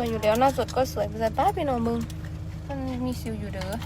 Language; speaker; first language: Thai; native; Thai